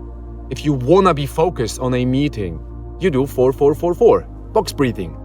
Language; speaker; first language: English; non-native, fluent; Polish